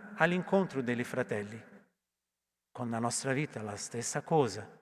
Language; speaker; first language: Italian; non-native, learner; Portuguese